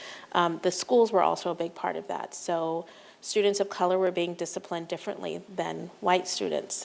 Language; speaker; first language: English; native; English